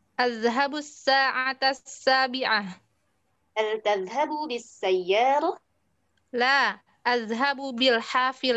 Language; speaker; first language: Arabic; non-native, learner; Indonesian